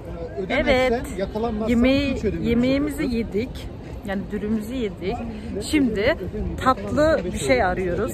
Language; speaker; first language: Turkish; non-native, learner; German